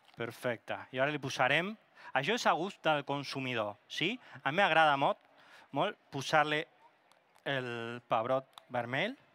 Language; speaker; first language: Catalan; non-native, local second language; Spanish